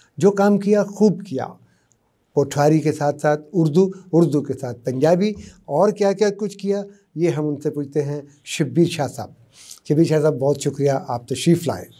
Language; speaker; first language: Urdu; non-native, local second language; Punjabi